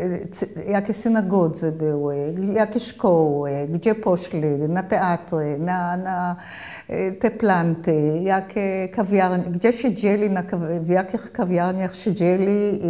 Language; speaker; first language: Polish; early bilingual, heritage; Polish